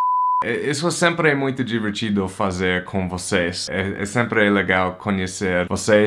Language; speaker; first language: Portuguese; non-native, fluent; English